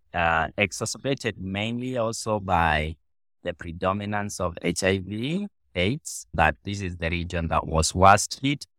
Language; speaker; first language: English; non-native, local second language; Luo (Kenya and Tanzania)